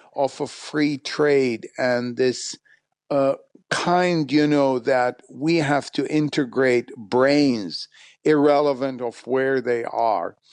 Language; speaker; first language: English; non-native, fluent; Arabic